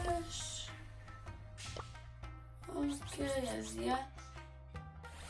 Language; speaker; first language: Hebrew; native; Hebrew